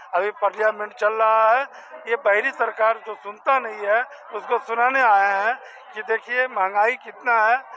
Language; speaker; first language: Hindi; native; Hindi